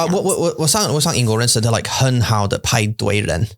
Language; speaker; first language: Chinese; non-native, learner; English